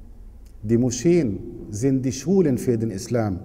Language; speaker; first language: German; non-native, fluent; Arabic